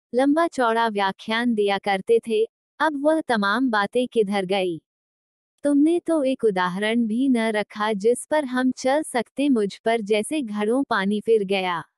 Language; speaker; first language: Hindi; non-native, local second language; Marathi